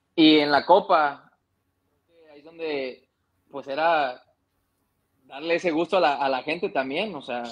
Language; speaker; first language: Spanish; early bilingual, heritage; Spanish